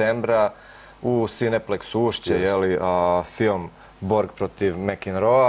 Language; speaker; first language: Croatian; native; Croatian